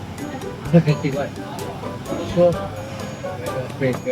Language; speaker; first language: English; non-native, learner; Malay